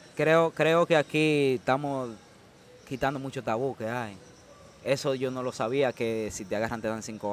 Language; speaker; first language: Spanish; native; Spanish